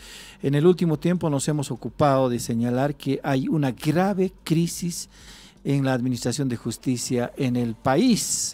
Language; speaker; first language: Spanish; native; Spanish